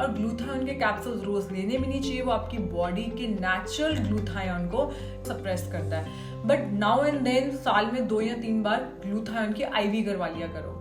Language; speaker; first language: Hindi; native; Hindi